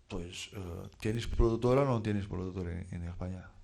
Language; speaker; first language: Spanish; non-native, fluent; Portuguese